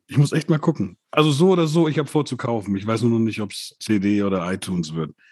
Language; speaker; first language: German; native; German